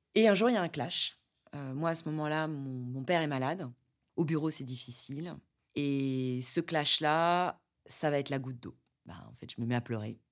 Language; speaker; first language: French; native; French